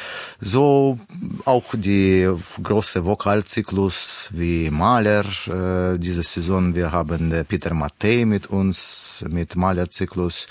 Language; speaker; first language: German; non-native, learner; Russian